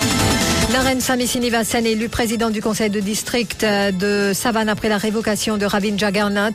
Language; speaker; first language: French; non-native, local second language; Morisyen